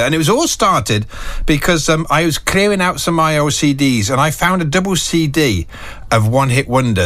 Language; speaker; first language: English; native; English